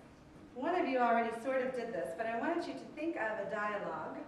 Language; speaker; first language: English; native; English